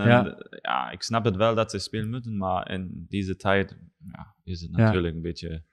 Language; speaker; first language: Dutch; non-native, learner; German